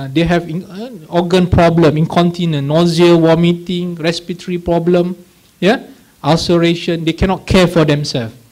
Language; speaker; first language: English; non-native, local second language; Malay